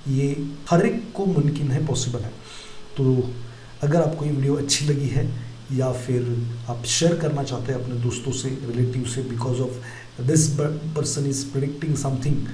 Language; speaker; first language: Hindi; non-native, local second language; Marathi